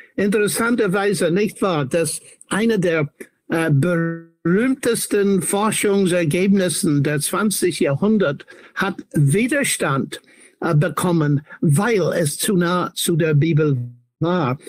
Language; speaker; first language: German; non-native, fluent; English